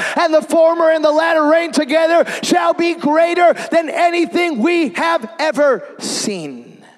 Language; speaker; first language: English; native; English